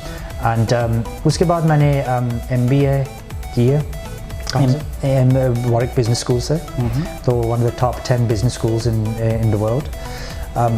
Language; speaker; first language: Hindi; early bilingual, heritage; Hindi